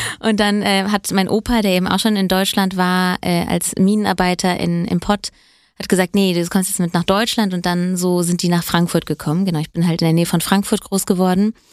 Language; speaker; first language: German; early bilingual, other home language; Italian